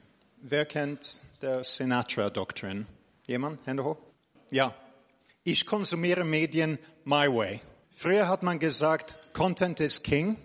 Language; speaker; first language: German; non-native, fluent; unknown